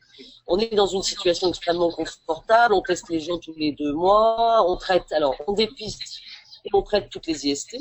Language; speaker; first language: French; native; French